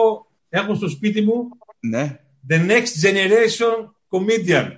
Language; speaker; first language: Greek; native; Greek